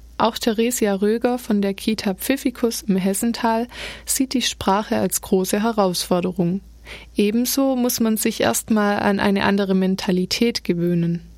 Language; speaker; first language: German; native; German